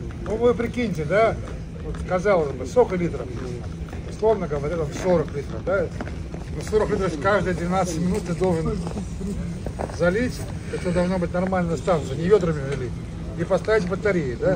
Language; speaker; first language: Russian; native; Russian